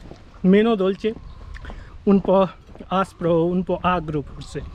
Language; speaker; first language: Italian; non-native, fluent; Bangla